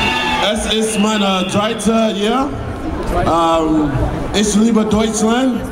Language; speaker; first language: German; non-native, learner; English